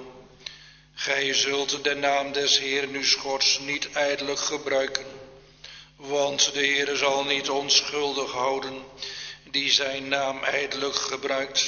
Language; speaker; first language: Dutch; native; Dutch